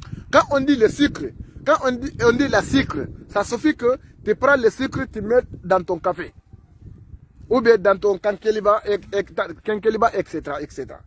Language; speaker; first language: French; non-native, local second language; Mandingo